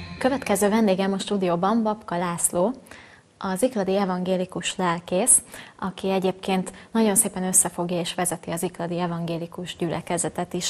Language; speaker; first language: Hungarian; native; Hungarian